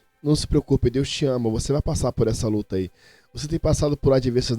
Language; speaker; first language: Portuguese; native; Portuguese